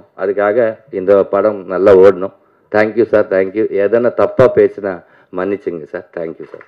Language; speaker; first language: Tamil; non-native, learner; Telugu